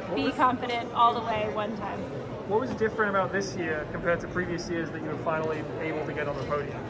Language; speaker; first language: English; native; English